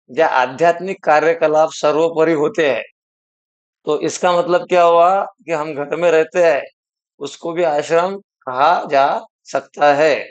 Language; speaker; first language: Hindi; non-native, local second language; Marathi